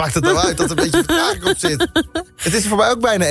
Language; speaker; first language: Dutch; native; Dutch